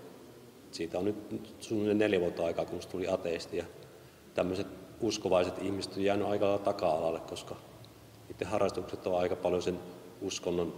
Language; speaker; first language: Finnish; native; Finnish